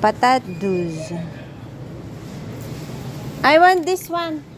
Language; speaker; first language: English; non-native, local second language; Filipino